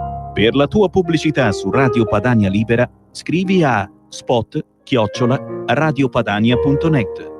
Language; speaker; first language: Italian; native; Italian